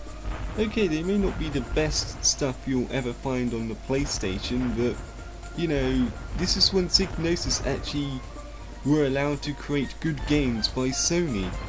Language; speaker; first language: English; native; English